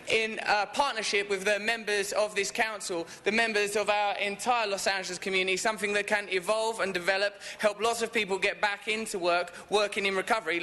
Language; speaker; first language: English; native; English